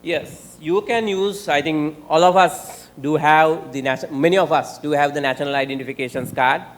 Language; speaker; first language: English; non-native, local second language; Sinhala